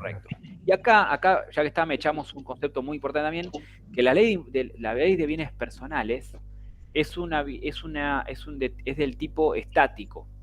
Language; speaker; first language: Spanish; native; Spanish